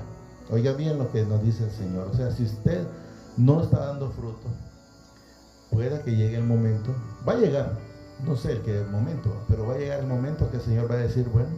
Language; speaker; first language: Spanish; native; Spanish